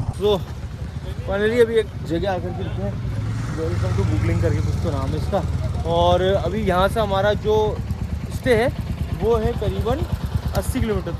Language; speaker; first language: Hindi; native; Hindi